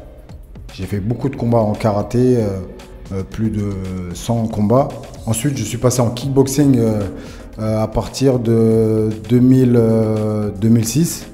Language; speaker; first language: French; early bilingual, other home language; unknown